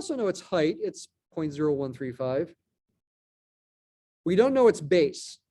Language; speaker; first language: English; native; English